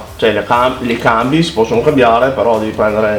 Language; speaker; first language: Italian; native; Italian